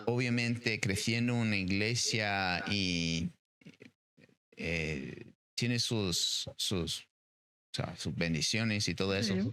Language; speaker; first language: Spanish; non-native, fluent; English